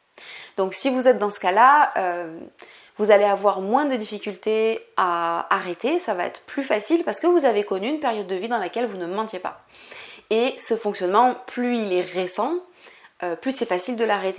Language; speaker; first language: French; native; French